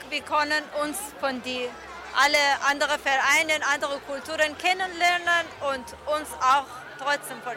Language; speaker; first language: German; non-native, learner; Persian